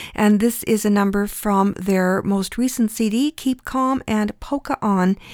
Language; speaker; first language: English; early bilingual, other home language; Ukrainian